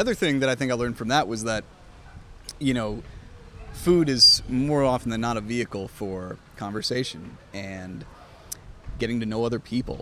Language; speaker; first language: English; native; English